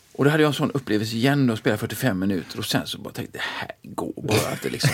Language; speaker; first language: Swedish; native; Swedish